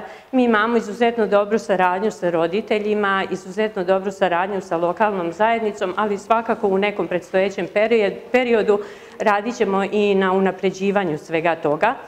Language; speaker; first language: Serbian; native; Serbian